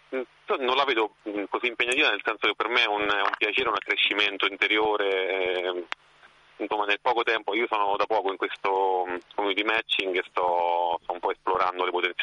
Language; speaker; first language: Italian; native; Italian